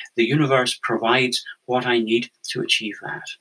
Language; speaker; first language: English; native; English